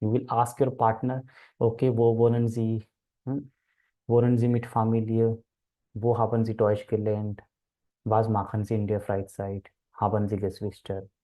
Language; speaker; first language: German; non-native, fluent; Hindi